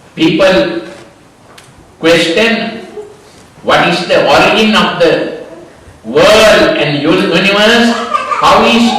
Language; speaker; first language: English; non-native, local second language; Sinhala